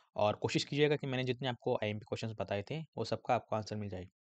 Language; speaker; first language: Hindi; non-native, local second language; Marathi